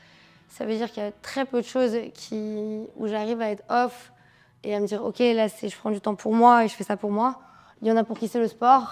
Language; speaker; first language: French; native; French